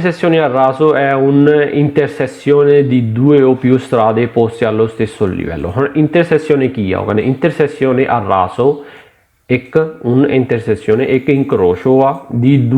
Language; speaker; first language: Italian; non-native, fluent; Punjabi